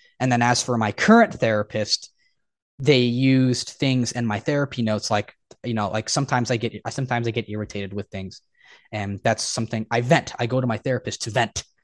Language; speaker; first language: English; native; English